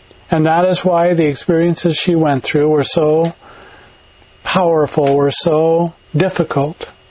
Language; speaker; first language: English; native; English